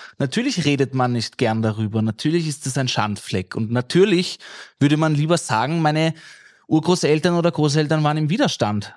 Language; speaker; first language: German; native; German